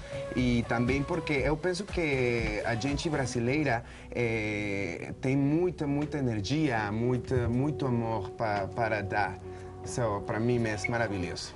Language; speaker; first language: Portuguese; non-native, learner; Spanish